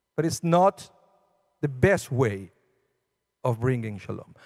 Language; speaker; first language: English; non-native, fluent; Spanish